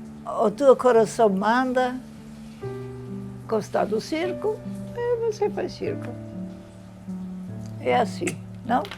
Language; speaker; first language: Portuguese; non-native, fluent; Italian